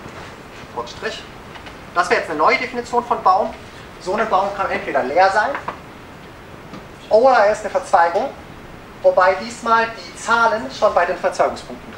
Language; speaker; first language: German; native; German